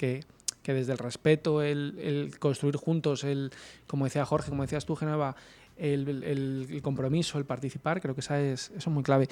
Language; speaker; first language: Spanish; native; Spanish